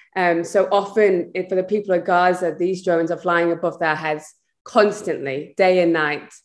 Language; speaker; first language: English; native; English